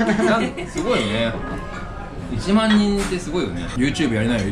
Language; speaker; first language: Japanese; native; Japanese